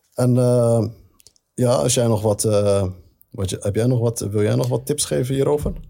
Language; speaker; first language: Dutch; early bilingual, other home language; Arabic